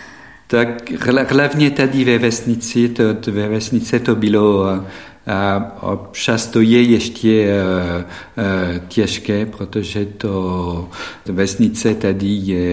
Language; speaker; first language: Czech; non-native, fluent; French